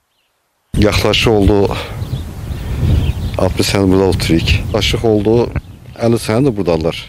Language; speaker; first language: Turkish; non-native, local second language; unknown